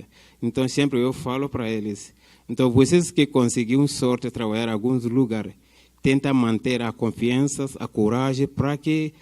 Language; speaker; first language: Portuguese; non-native, fluent; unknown